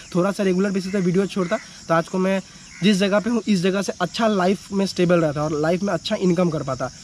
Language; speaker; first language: Hindi; non-native, local second language; Bangla